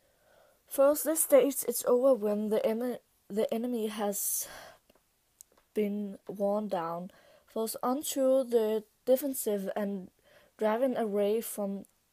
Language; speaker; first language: English; non-native, learner; Danish